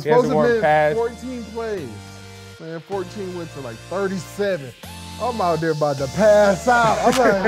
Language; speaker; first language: English; native; English